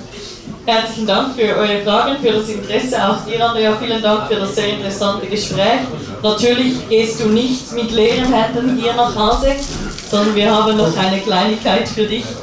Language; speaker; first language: German; native; German